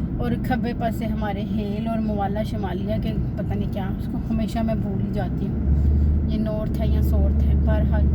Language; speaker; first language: Hindi; native; Hindi